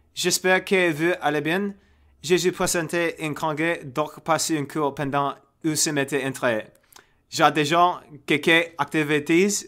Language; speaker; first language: French; non-native, learner; English